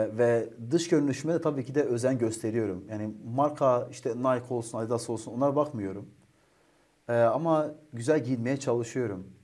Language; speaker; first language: Turkish; native; Turkish